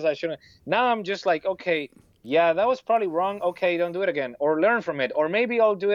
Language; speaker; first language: English; non-native, fluent; Spanish